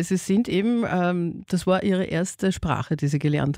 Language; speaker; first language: German; native; German